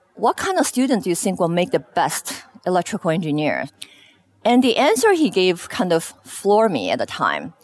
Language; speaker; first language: English; non-native, fluent; Chinese